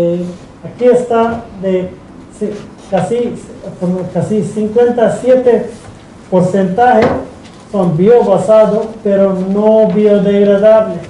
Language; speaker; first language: Spanish; non-native, fluent; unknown